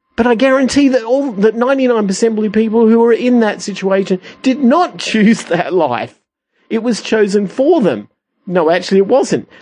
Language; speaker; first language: English; native; English